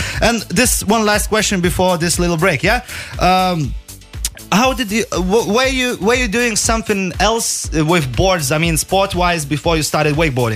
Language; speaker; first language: English; non-native, fluent; Lithuanian